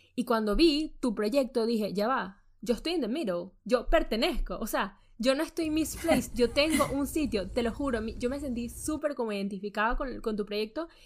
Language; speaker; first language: Spanish; native; Spanish